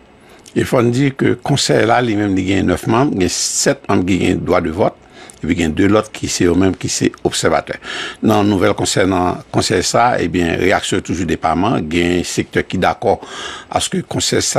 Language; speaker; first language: French; early bilingual, heritage; Haitian Creole